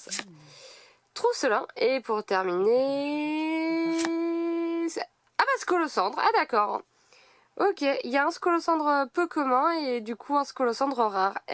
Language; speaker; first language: French; native; French